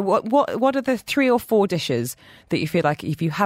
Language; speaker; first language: English; native; English